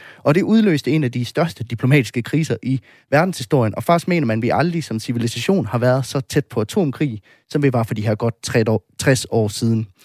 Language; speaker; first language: Danish; native; Danish